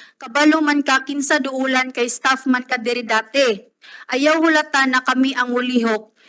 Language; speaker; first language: Filipino; non-native, local second language; Cebuano